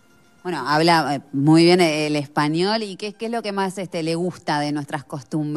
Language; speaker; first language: Spanish; native; Spanish